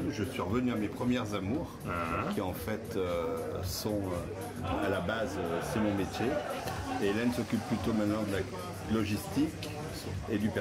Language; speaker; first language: French; native; French